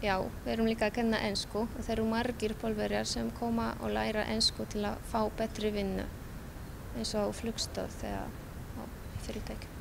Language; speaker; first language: Icelandic; non-native, fluent; Polish